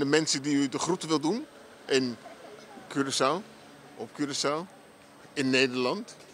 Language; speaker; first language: Dutch; native; Dutch